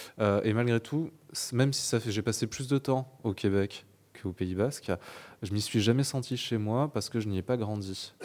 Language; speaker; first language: French; native; French